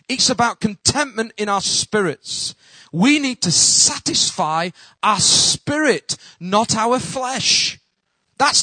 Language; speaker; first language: English; native; English